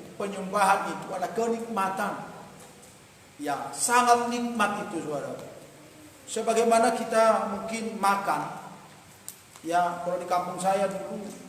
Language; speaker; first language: Indonesian; non-native, local second language; Batak Toba